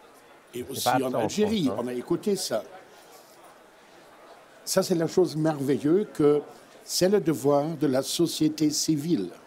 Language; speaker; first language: French; non-native, fluent; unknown